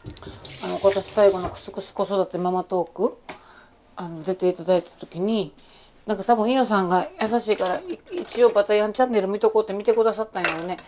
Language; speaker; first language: Japanese; native; Japanese